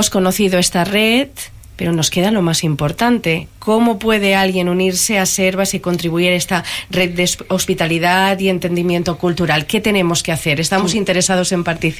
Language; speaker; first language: Spanish; native; Spanish